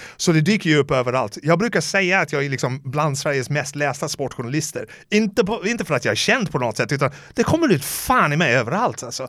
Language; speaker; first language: Swedish; non-native, fluent; English